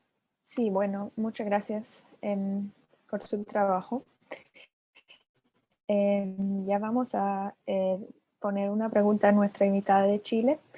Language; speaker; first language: Spanish; non-native, fluent; German